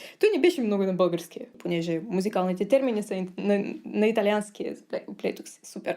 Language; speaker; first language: Bulgarian; early bilingual, other home language; Russian